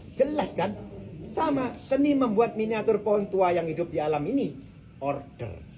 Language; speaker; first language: Indonesian; native; Indonesian